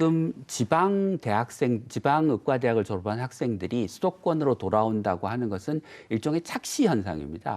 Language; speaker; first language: Korean; native; Korean